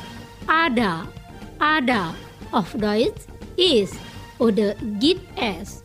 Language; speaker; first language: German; non-native, fluent; Indonesian